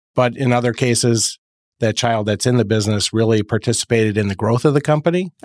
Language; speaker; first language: English; native; English